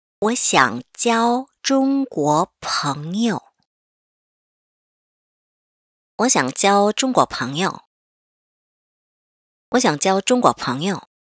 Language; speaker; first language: Chinese; non-native, fluent; Korean